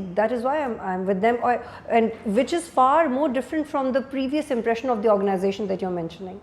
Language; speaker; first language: English; non-native, local second language; Urdu